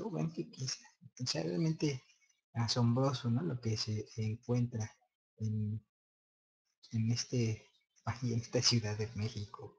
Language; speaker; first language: Spanish; native; Spanish